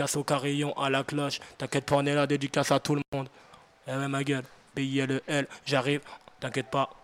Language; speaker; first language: French; native; French